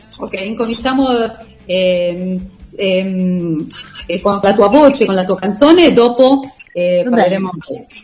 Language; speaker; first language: Italian; non-native, learner; Spanish